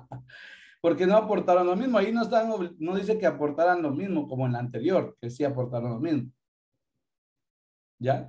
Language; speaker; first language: Spanish; native; Spanish